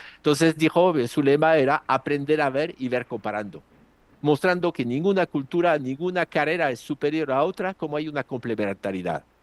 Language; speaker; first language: Spanish; non-native, fluent; French